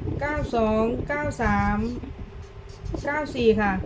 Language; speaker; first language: Thai; non-native, local second language; Lao